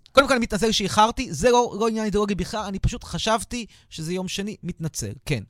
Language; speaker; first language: Hebrew; native; Hebrew